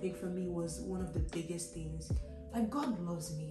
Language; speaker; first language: English; non-native, local second language; Yoruba